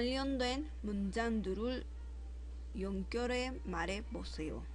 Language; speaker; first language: Korean; non-native, fluent; Spanish